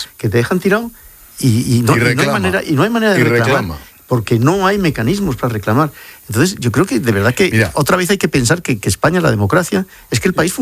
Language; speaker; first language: Spanish; native; Spanish